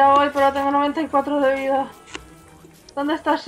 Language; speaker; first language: Spanish; native; Spanish